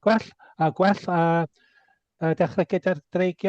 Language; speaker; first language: Welsh; non-native, local second language; English